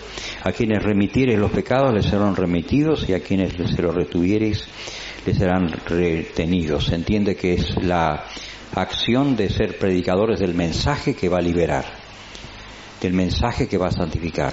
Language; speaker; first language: Spanish; native; Spanish